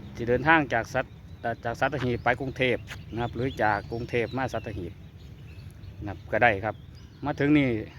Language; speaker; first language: Thai; native; Thai